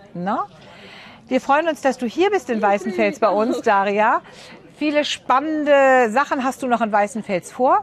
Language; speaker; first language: German; native; German